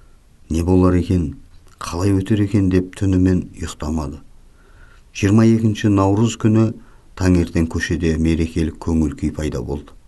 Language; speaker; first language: Kazakh; native; Kazakh